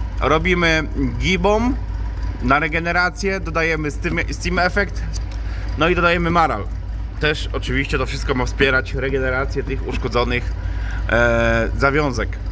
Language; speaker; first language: Polish; native; Polish